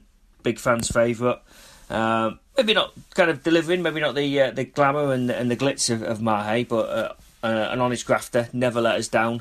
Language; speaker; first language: English; native; English